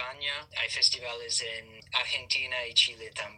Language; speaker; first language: Spanish; non-native, learner; English